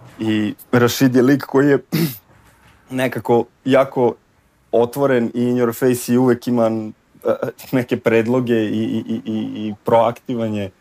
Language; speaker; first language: Serbian; native; Serbian